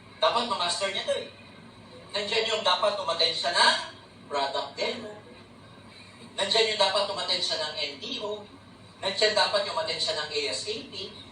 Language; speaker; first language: Filipino; native; Filipino